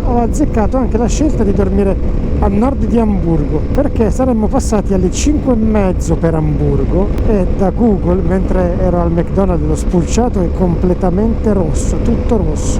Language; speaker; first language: Italian; native; Italian